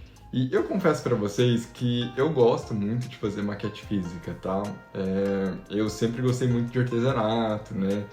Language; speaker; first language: Portuguese; native; Portuguese